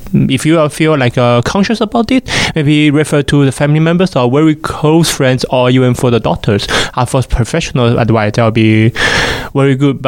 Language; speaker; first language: English; non-native, fluent; Chinese